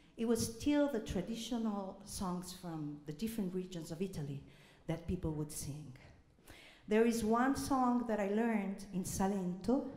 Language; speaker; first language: English; non-native, fluent; Italian